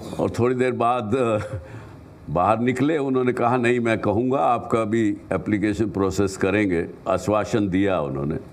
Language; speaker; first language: Hindi; native; Hindi